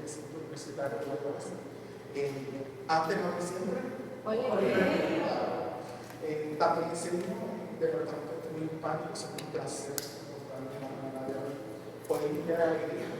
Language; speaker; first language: Spanish; native; Spanish